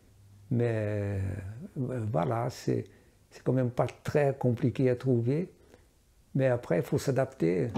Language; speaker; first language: French; non-native, fluent; Portuguese